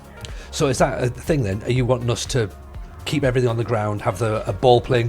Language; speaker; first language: English; native; English